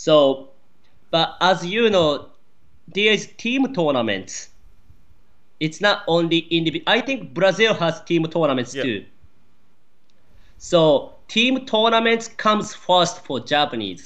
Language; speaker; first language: English; non-native, learner; Japanese